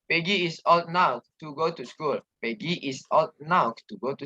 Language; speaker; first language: English; non-native, learner; Indonesian